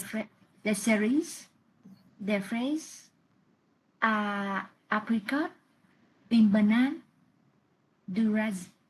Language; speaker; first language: French; non-native, learner; English